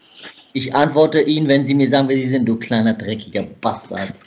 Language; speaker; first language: German; native; German